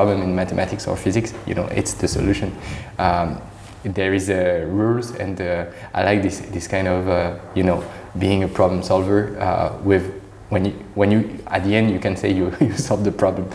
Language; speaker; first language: English; non-native, fluent; French